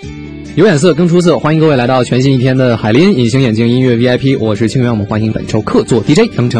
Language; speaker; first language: Chinese; native; Chinese